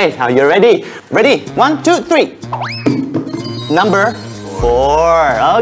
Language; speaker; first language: English; non-native, fluent; Thai